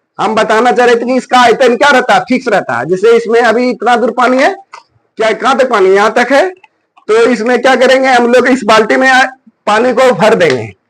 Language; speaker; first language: Hindi; native; Hindi